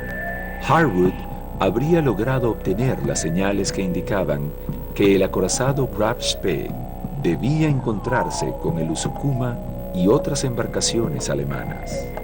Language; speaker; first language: Spanish; native; Spanish